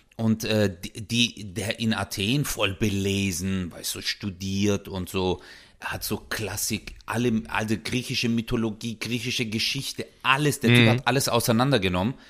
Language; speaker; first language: German; early bilingual, other home language; Turkish